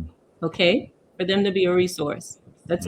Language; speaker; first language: English; native; English